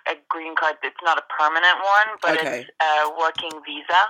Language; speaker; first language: English; native; English